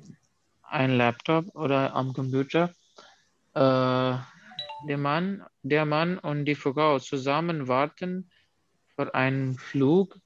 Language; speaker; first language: German; non-native, learner; Urdu